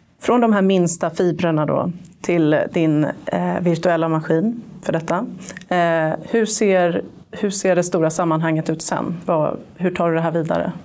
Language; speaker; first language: Swedish; native; Swedish